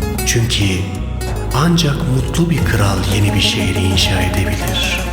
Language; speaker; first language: Turkish; native; Turkish